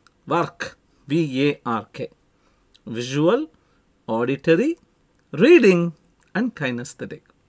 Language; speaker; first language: English; non-native, local second language; Tamil